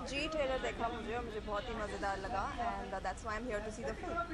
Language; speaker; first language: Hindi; native; Hindi